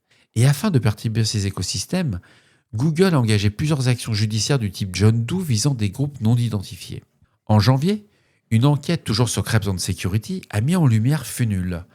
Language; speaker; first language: French; native; French